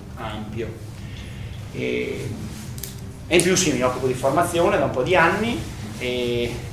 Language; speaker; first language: Italian; native; Italian